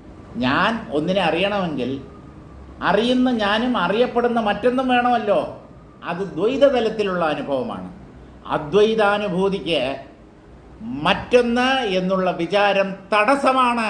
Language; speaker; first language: Malayalam; native; Malayalam